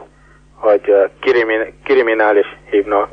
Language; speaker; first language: Hungarian; non-native, learner; Arabic